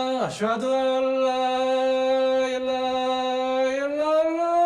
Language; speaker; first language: Indonesian; non-native, learner; Korean